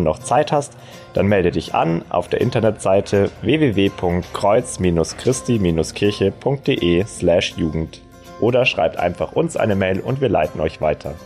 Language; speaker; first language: German; native; German